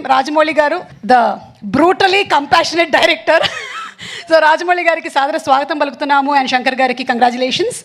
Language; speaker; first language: Telugu; native; Telugu